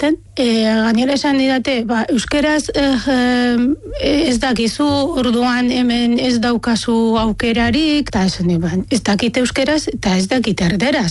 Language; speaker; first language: Basque; non-native, fluent; Arabic